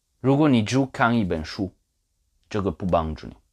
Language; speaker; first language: Chinese; non-native, learner; Polish